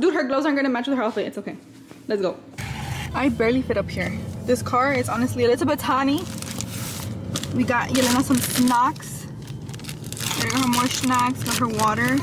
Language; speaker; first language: English; early bilingual, other home language; Spanish